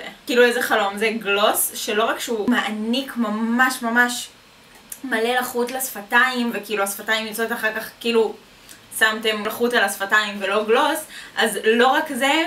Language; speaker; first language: Hebrew; native; Hebrew